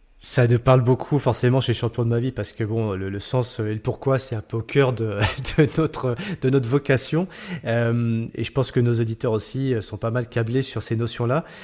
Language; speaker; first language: French; native; French